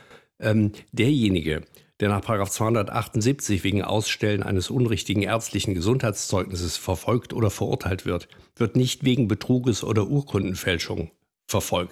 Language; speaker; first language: German; native; German